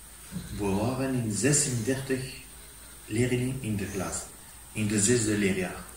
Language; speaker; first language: Dutch; non-native, local second language; French